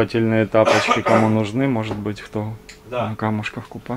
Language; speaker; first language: Russian; native; Russian